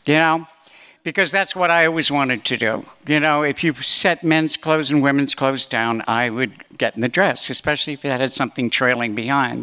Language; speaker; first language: English; native; English